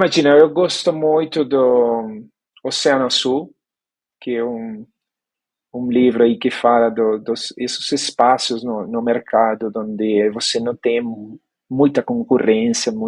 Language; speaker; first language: Portuguese; non-native, fluent; Spanish